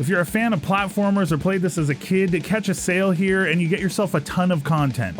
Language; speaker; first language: English; native; English